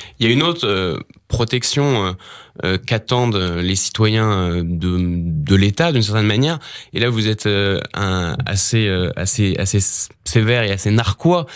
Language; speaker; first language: French; native; French